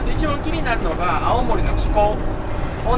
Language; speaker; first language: Japanese; native; Japanese